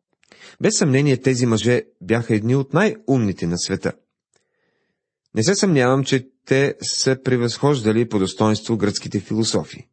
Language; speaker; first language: Bulgarian; native; Bulgarian